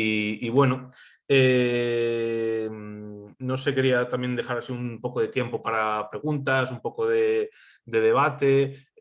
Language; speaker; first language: Spanish; native; Spanish